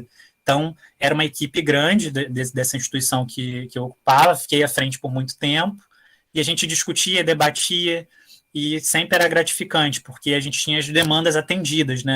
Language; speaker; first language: Portuguese; native; Portuguese